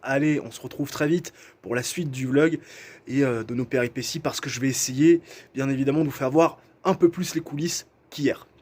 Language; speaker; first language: French; native; French